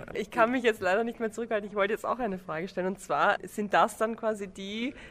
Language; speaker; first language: German; early bilingual, other home language; English